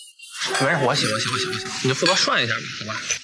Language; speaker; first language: Chinese; native; Chinese